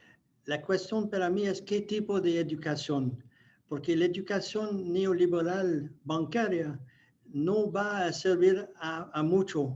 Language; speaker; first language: Spanish; non-native, fluent; English